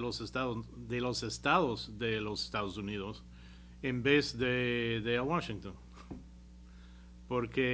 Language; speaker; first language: Spanish; non-native, fluent; English